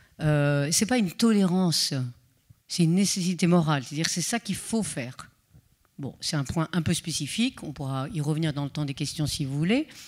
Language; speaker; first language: French; native; French